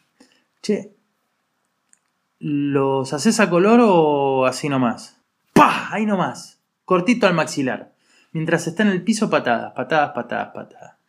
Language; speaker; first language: Spanish; native; Spanish